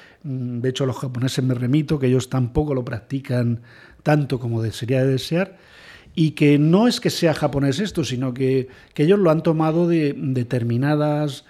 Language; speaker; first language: Spanish; native; Spanish